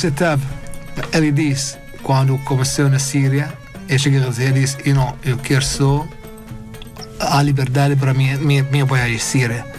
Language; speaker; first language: Portuguese; non-native, learner; Arabic